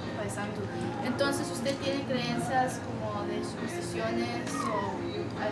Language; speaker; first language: Spanish; non-native, learner; English